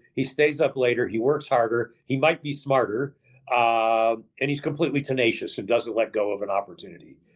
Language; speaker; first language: English; native; English